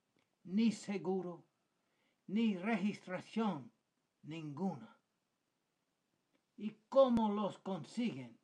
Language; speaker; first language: Spanish; non-native, fluent; English